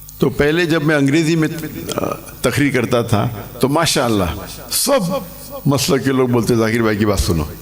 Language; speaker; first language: Urdu; non-native, local second language; English